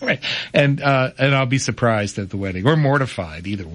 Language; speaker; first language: English; native; English